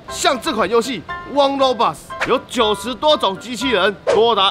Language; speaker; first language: Chinese; native; Chinese